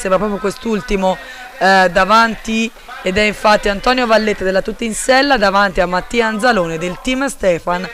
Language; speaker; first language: Italian; native; Italian